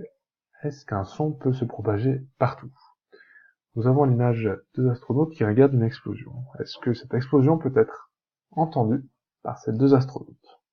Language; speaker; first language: French; native; French